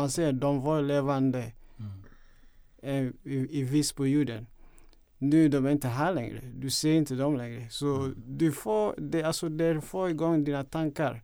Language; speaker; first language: Swedish; non-native, fluent; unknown